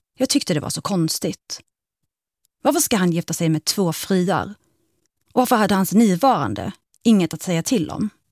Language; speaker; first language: Swedish; early bilingual, other home language; Arabic